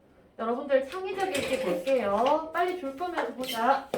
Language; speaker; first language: Korean; native; Korean